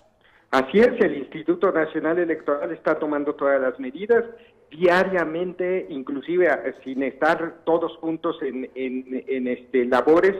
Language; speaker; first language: Spanish; native; Spanish